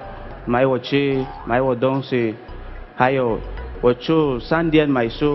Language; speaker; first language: Chinese; non-native, learner; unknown